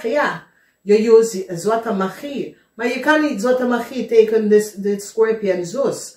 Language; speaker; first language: Dutch; non-native, fluent; English